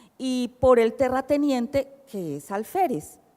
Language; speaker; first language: Spanish; native; Spanish